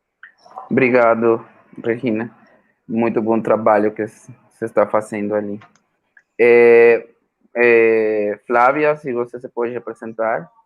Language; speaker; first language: Portuguese; non-native, fluent; Spanish